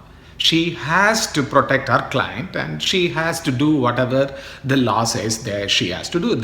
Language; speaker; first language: English; non-native, local second language; Tamil